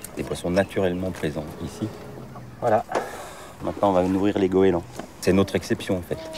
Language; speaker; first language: French; native; French